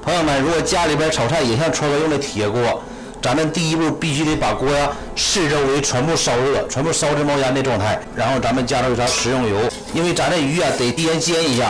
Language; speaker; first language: Chinese; native; Chinese